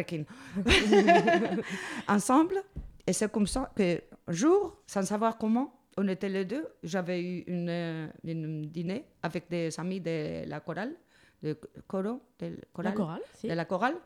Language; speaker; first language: French; non-native, fluent; Spanish